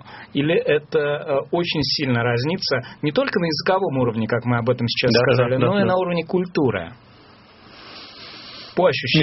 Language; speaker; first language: Russian; native; Russian